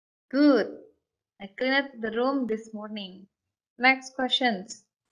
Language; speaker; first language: English; non-native, fluent; Javanese